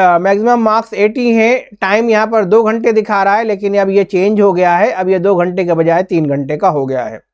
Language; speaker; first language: Urdu; native; Urdu